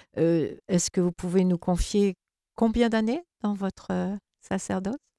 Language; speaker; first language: French; native; French